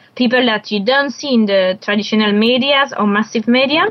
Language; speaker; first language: English; non-native, learner; French